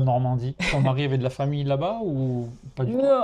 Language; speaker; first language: French; native; French